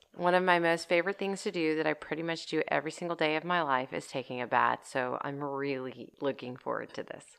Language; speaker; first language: English; native; English